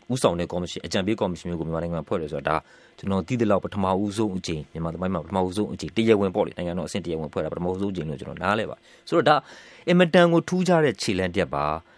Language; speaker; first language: Burmese; native; Burmese